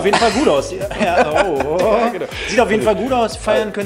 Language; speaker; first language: German; native; German